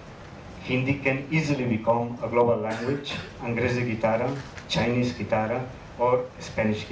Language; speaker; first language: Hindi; non-native, fluent; Spanish